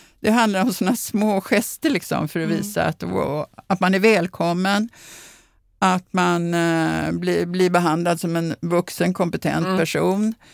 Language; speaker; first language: Swedish; native; Swedish